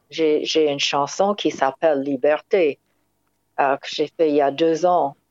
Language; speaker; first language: French; non-native, fluent; English